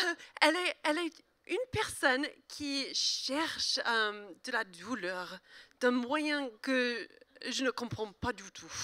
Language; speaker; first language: French; non-native, learner; English